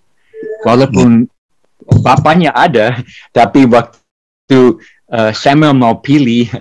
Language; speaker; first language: Indonesian; non-native, fluent; English